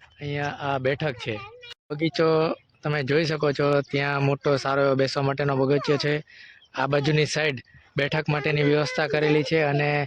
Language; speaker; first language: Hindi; non-native, local second language; Gujarati